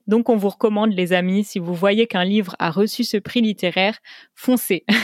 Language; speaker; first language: French; native; French